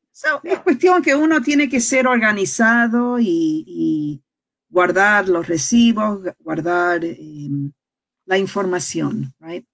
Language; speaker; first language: Spanish; early bilingual, heritage; Spanish